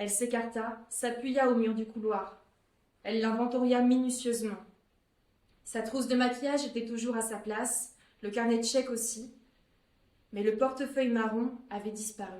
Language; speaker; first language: French; native; French